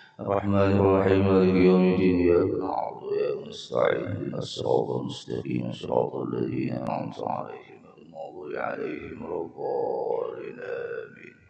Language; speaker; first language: Arabic; non-native, fluent; Indonesian